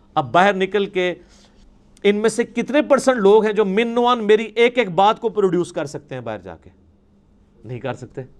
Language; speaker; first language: Urdu; non-native, local second language; Punjabi